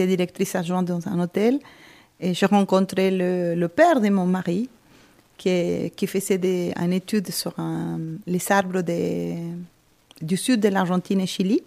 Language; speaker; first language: French; non-native, fluent; Spanish